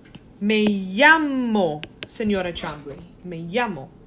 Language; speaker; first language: Spanish; non-native, fluent; English